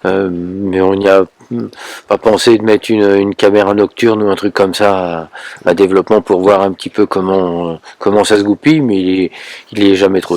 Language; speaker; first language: French; native; French